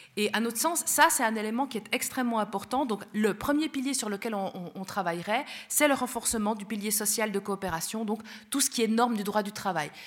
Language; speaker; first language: French; early bilingual, other home language; Spanish